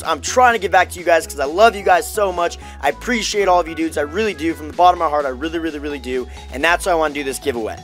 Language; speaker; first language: English; native; English